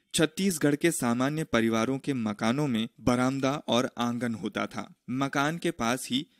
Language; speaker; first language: Hindi; native; Hindi